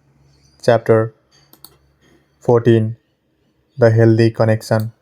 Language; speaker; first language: English; non-native, fluent; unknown